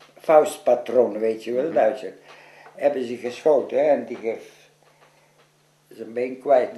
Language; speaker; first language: Dutch; non-native, fluent; Polish